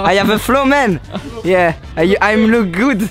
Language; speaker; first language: English; non-native, learner; French